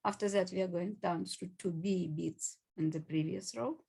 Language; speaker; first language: English; non-native, fluent; Ukrainian